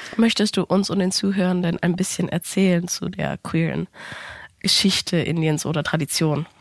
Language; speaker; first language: German; native; German